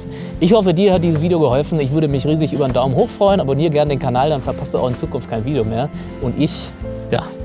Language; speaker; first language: German; native; German